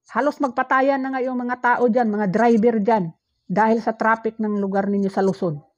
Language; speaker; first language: Filipino; non-native, local second language; Cebuano